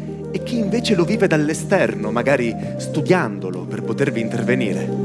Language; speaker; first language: Italian; native; Italian